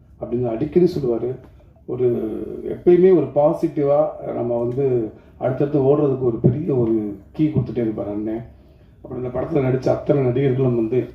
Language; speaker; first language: Tamil; native; Tamil